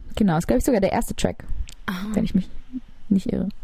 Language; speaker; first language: German; native; German